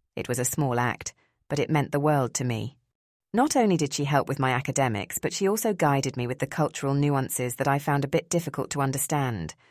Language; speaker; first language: English; early bilingual, other home language; Spanish